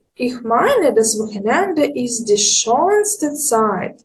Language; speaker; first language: German; non-native, learner; Ukrainian